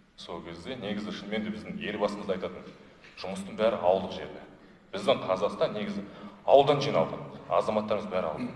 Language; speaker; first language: Kazakh; non-native, local second language; Russian